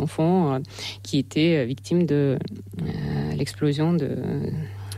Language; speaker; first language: French; non-native, fluent; Russian